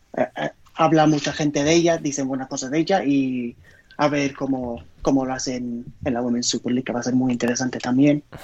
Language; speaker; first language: Spanish; non-native, fluent; English